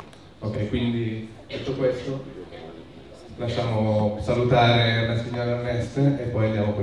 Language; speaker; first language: Italian; native; Italian